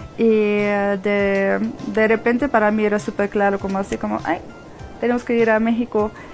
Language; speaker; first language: Spanish; non-native, fluent; German